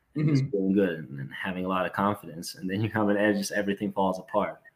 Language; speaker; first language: English; non-native, fluent; Serbian